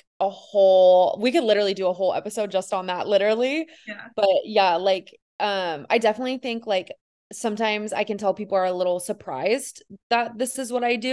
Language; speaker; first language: English; native; English